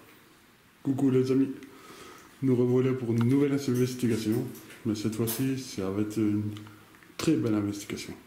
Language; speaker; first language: French; native; French